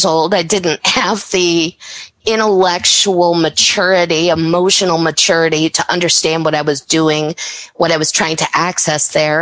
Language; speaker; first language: English; native; English